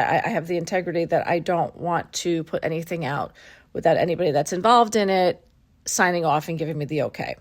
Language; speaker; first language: English; native; English